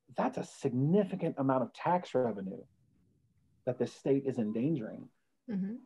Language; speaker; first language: English; native; English